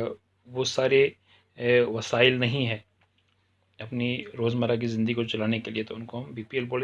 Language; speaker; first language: Hindi; non-native, local second language; Kashmiri